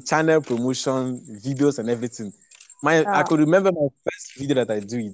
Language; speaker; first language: English; non-native, local second language; Igbo